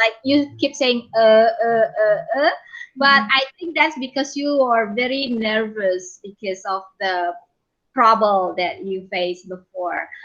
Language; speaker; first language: English; non-native, fluent; Indonesian